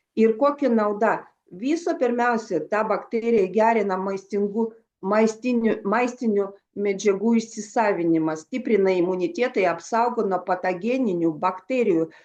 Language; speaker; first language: Lithuanian; non-native, local second language; Russian